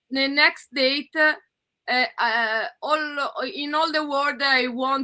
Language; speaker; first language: English; non-native, learner; Italian